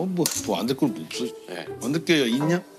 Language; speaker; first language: Korean; native; Korean